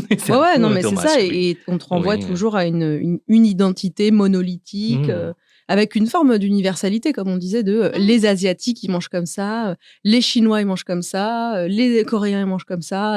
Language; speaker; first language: French; native; French